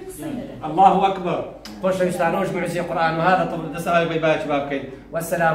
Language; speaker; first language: Arabic; non-native, local second language; Central Kurdish